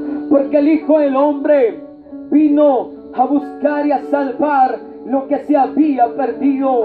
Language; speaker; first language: Spanish; native; Spanish